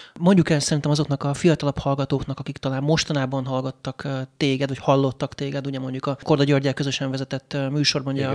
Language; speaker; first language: Hungarian; native; Hungarian